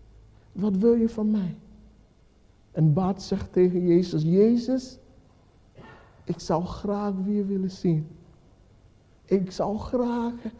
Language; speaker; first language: Dutch; non-native, fluent; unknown